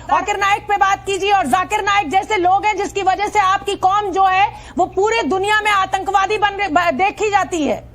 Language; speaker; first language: Hindi; native; Hindi